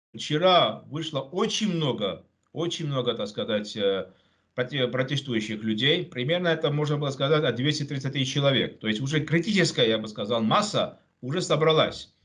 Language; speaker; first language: Russian; non-native, local second language; Georgian